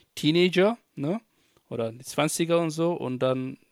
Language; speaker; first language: German; non-native, fluent; Arabic